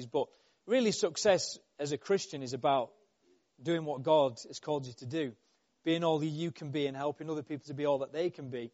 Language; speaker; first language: English; native; English